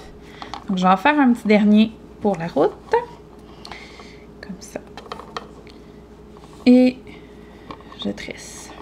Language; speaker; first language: French; native; French